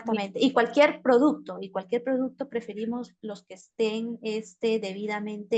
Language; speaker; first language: Spanish; native; Spanish